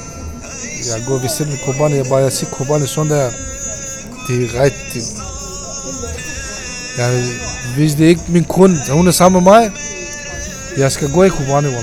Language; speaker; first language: Danish; non-native, learner; Kurdish